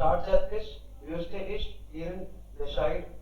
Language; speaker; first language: German; non-native, learner; Hindi